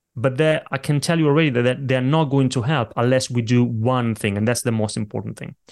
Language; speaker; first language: English; non-native, fluent; Italian